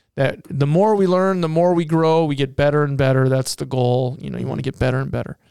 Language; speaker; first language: English; native; English